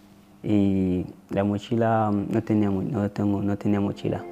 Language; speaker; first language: Spanish; non-native, learner; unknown